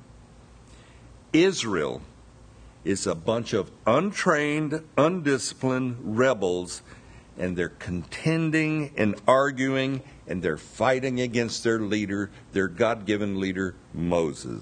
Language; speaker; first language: English; native; English